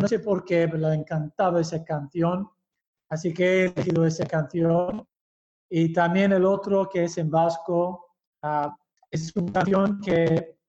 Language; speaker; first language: Spanish; early bilingual, heritage; Basque